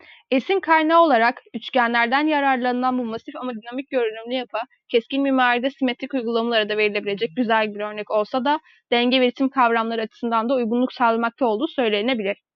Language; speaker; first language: Turkish; native; Turkish